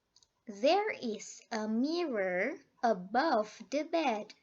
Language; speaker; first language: English; non-native, fluent; Indonesian